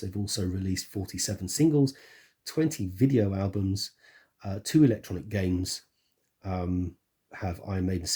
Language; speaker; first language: English; native; English